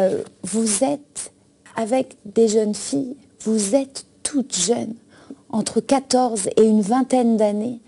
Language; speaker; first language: French; native; French